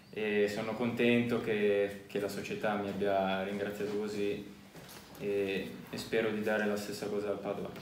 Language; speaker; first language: Italian; native; Italian